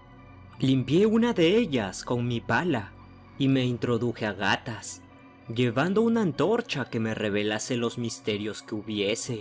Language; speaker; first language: Spanish; native; Spanish